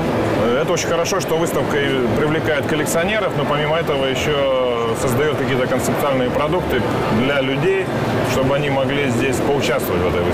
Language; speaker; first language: Russian; native; Russian